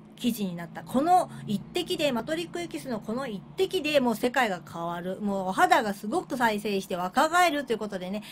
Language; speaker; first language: Japanese; native; Japanese